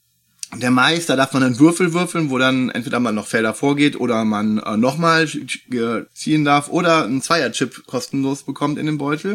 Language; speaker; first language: German; native; German